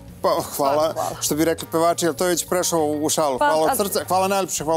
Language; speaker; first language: Serbian; native; Serbian